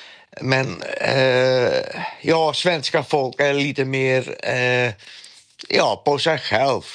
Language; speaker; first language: Swedish; non-native, learner; Dutch